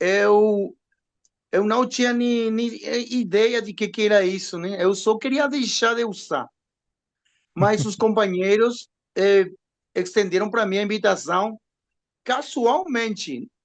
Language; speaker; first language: Portuguese; non-native, learner; Spanish